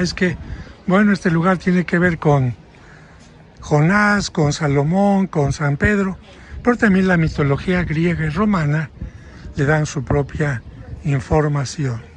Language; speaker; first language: Spanish; native; Spanish